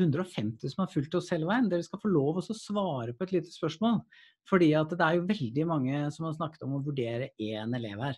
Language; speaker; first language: Norwegian; native; Norwegian